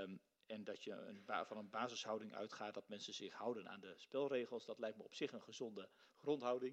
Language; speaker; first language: Dutch; native; Dutch